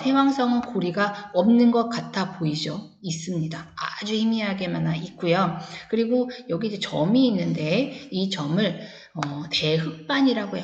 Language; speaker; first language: Korean; native; Korean